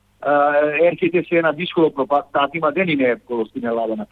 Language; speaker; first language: Greek; non-native, fluent; Serbian